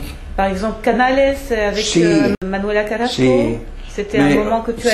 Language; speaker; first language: French; native; French